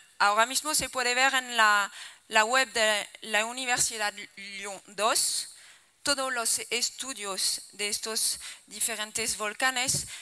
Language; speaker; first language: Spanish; non-native, fluent; French